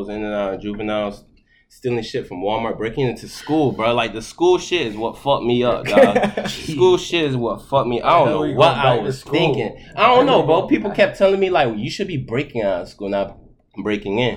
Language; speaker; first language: English; early bilingual, other home language; Haitian Creole